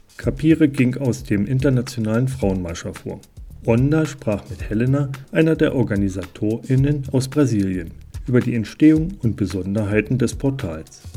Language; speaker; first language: German; native; German